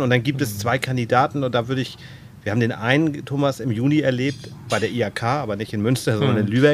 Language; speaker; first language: German; native; German